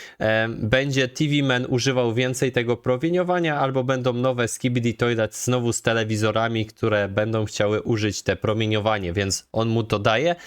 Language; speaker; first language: Polish; native; Polish